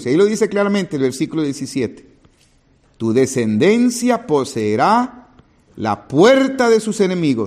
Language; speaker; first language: Spanish; native; Spanish